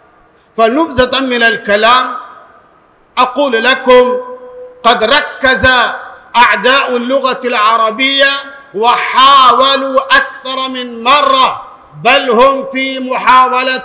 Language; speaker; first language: Arabic; non-native, fluent; Urdu